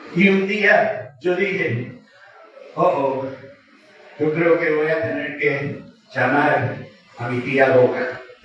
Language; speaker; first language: Spanish; early bilingual, heritage; Spanish